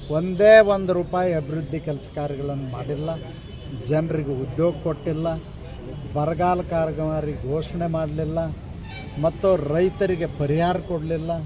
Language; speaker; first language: Kannada; non-native, local second language; Lambadi